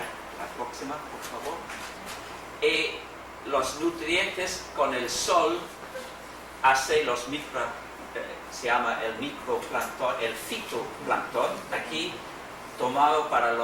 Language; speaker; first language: Spanish; non-native, fluent; English